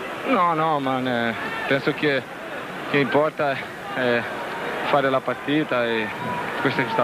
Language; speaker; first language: Italian; non-native, learner; Portuguese